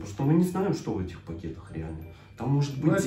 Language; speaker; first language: Russian; native; Russian